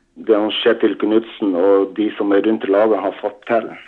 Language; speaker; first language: Norwegian; non-native, fluent; Tibetan